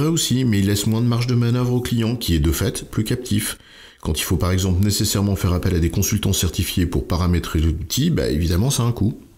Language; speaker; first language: French; native; French